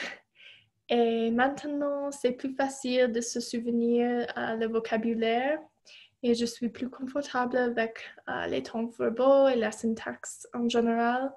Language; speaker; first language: French; non-native, fluent; English